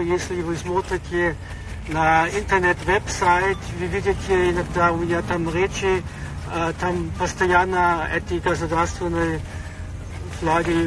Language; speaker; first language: Russian; non-native, fluent; German